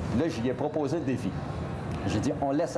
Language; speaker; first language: French; native; French